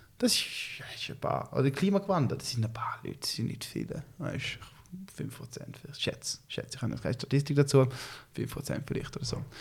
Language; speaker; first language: German; early bilingual, heritage; Swiss German